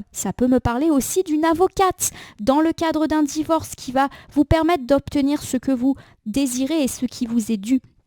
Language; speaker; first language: French; native; French